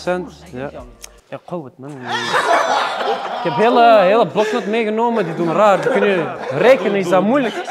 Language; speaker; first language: Dutch; native; Dutch